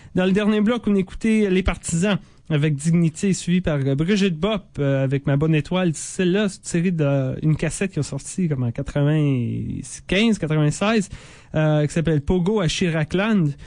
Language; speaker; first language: French; native; French